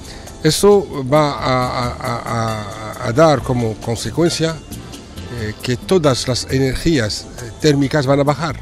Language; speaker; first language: Spanish; non-native, fluent; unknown